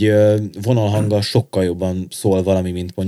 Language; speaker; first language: Hungarian; native; Hungarian